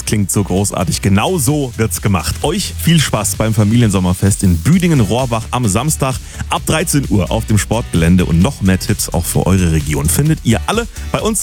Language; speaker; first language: German; native; German